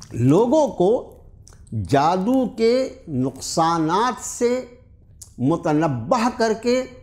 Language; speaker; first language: Urdu; native; Urdu